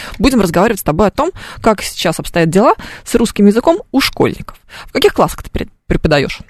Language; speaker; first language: Russian; native; Russian